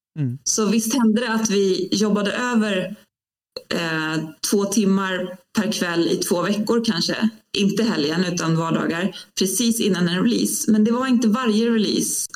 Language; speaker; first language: Swedish; native; Swedish